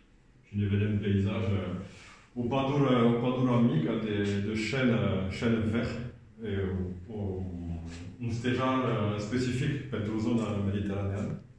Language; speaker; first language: Romanian; non-native, learner; French